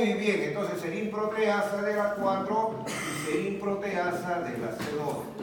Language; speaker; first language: Spanish; native; Spanish